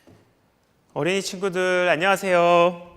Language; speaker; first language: Korean; native; Korean